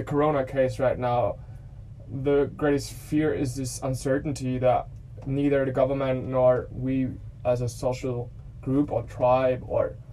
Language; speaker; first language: English; non-native, fluent; German